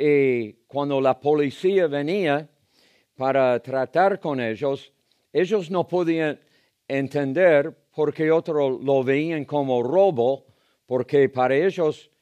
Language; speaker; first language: Spanish; non-native, fluent; English